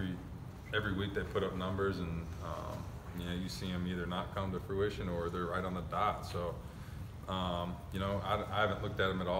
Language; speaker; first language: English; native; English